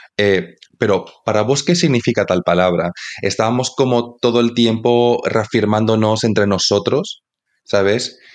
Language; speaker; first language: Spanish; native; Spanish